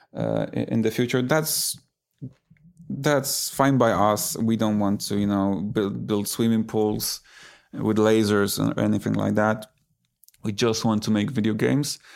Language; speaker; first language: English; non-native, fluent; Polish